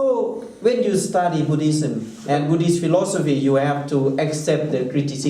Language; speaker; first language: English; non-native, fluent; Thai